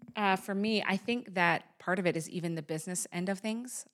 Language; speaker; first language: English; native; English